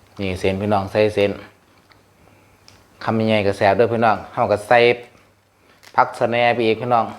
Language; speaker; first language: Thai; non-native, local second language; Northeastern Thai